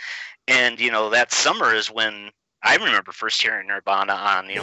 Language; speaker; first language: English; native; English